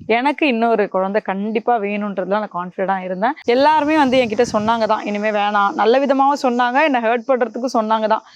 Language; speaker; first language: Tamil; native; Tamil